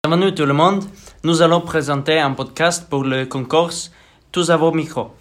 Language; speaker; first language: French; non-native, learner; Norwegian